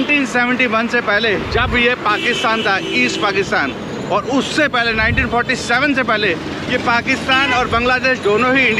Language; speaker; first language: Hindi; native; Hindi